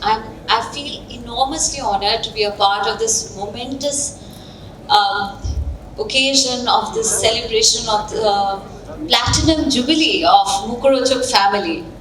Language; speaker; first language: English; non-native, local second language; Bangla